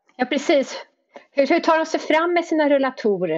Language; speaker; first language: Swedish; native; Swedish